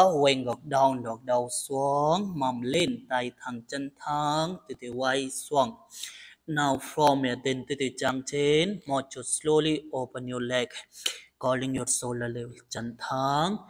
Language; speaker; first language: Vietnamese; non-native, learner; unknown